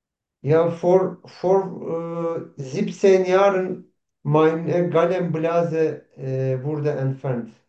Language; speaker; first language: German; non-native, learner; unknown